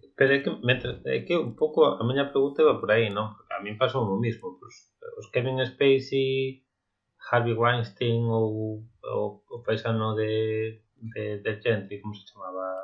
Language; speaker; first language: Galician; non-native, local second language; Spanish